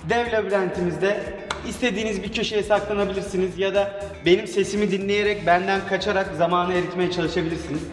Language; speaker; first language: Turkish; native; Turkish